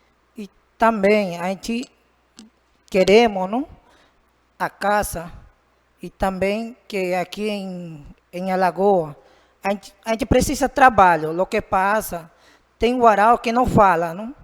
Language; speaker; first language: Portuguese; non-native, learner; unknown